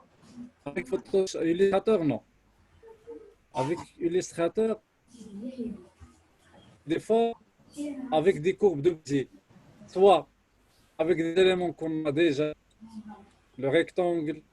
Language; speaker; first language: French; non-native, local second language; Arabic